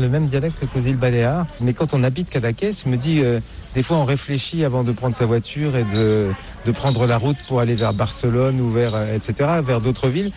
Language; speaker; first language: French; native; French